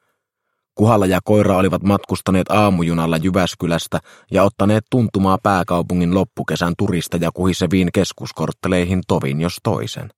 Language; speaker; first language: Finnish; native; Finnish